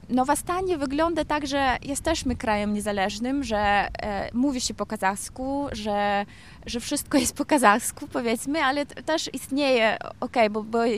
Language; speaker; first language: Polish; non-native, learner; Kazakh